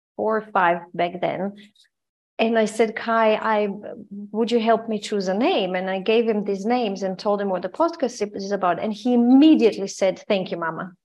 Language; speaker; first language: English; non-native, fluent; Croatian